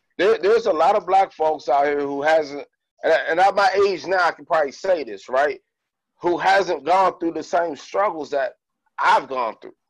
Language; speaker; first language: English; native; English